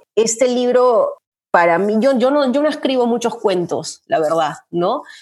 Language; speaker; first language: Spanish; native; Spanish